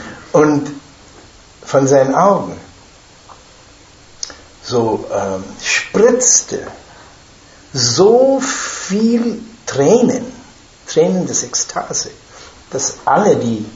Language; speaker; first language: German; non-native, fluent; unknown